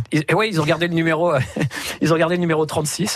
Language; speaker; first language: French; native; French